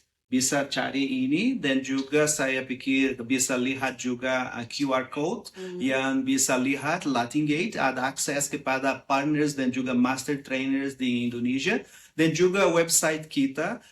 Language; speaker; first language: Indonesian; non-native, learner; Portuguese